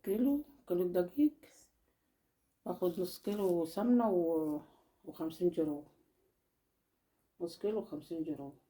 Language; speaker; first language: Arabic; native; Arabic